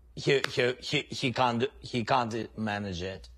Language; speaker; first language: English; non-native, learner; Russian